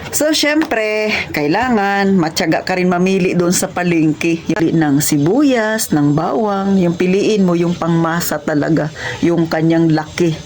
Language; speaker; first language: Filipino; non-native, local second language; Cebuano